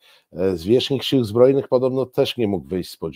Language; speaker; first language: Polish; native; Polish